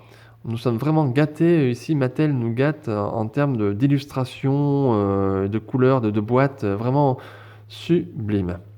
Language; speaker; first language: French; native; French